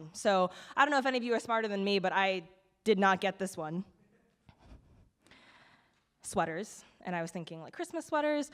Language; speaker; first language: English; native; English